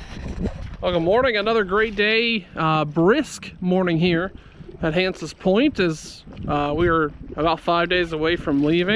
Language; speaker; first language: English; native; English